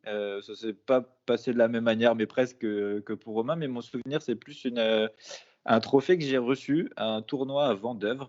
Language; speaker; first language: French; native; French